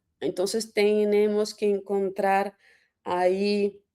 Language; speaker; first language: Spanish; non-native, fluent; Portuguese